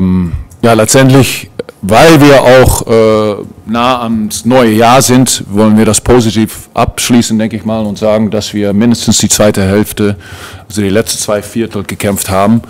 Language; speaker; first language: German; non-native, fluent; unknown